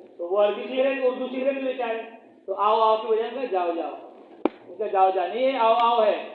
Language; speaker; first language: Urdu; native; Urdu